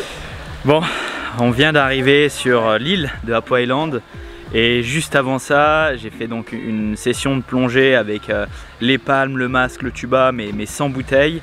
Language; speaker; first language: French; native; French